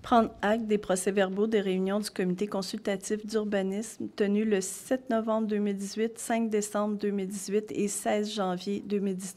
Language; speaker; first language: French; native; French